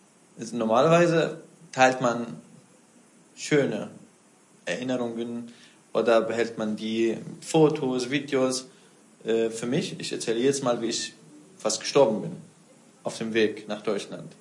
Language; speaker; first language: German; non-native, fluent; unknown